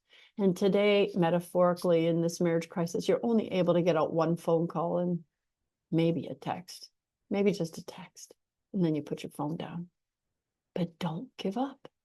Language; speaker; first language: English; native; English